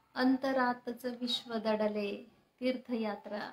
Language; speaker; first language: Hindi; non-native, local second language; Marathi